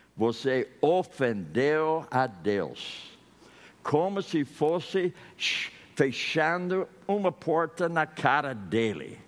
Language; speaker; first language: Portuguese; non-native, fluent; English